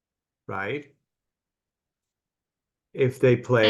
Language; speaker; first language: English; native; English